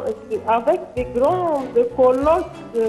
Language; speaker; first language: French; non-native, local second language; Arabic